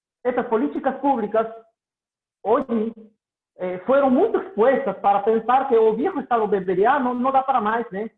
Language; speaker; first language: Portuguese; non-native, learner; Spanish